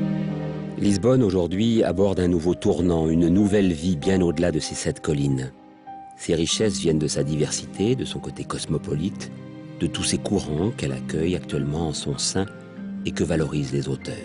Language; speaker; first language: French; native; French